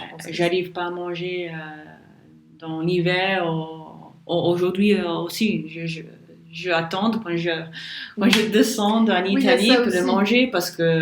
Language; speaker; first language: French; non-native, learner; English